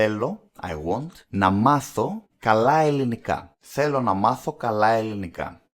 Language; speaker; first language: Greek; non-native, learner; English